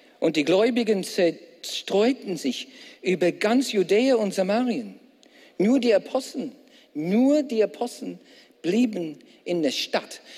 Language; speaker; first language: German; non-native, fluent; English